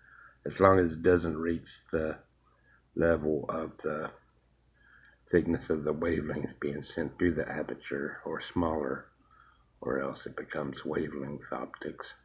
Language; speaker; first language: English; native; English